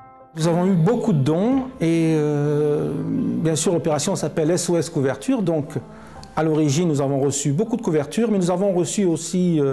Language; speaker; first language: French; native; French